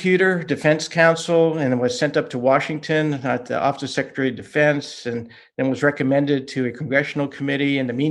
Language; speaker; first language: English; early bilingual, other home language; Hungarian